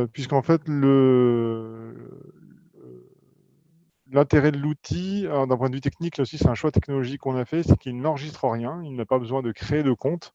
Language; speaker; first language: French; native; French